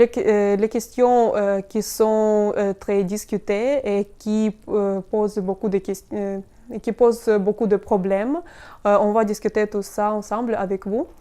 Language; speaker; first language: French; non-native, fluent; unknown